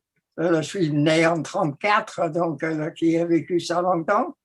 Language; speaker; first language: French; non-native, fluent; English